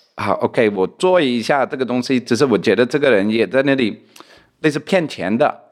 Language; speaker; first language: Chinese; non-native, fluent; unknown